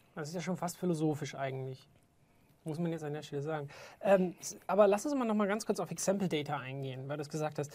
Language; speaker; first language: German; native; German